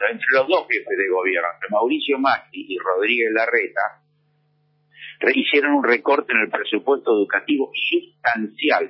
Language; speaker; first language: Spanish; native; Spanish